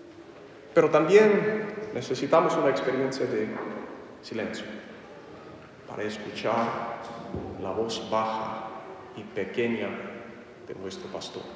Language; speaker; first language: Spanish; non-native, fluent; English